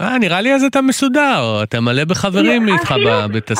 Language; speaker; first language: Hebrew; native; Hebrew